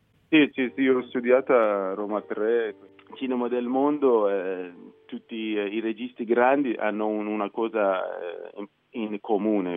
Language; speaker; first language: Italian; non-native, fluent; Persian